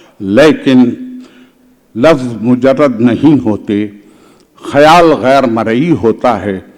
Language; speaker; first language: Urdu; native; Urdu